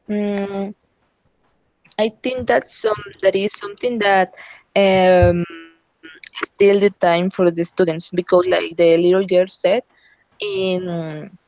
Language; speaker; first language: English; non-native, learner; Spanish